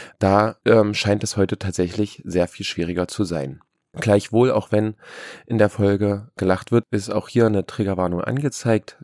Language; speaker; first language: German; native; German